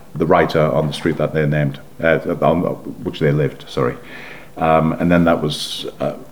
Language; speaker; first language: English; native; English